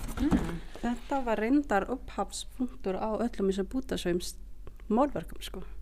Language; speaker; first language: Icelandic; early bilingual, other home language; Filipino